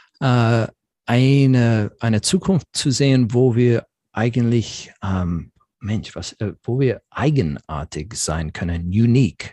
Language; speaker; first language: German; non-native, fluent; English